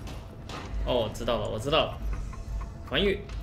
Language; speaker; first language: Chinese; native; Chinese